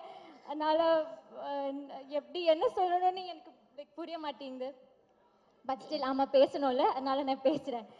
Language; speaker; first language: Tamil; non-native, learner; Malayalam